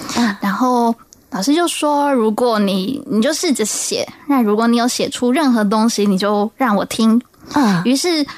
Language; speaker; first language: Chinese; native; Chinese